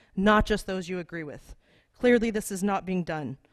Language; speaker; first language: English; native; English